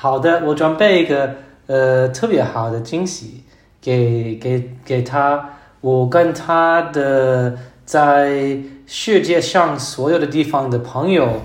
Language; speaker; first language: Chinese; non-native, learner; English